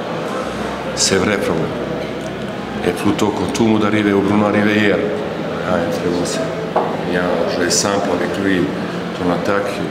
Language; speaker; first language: French; non-native, learner; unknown